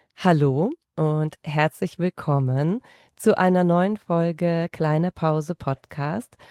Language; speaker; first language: German; native; German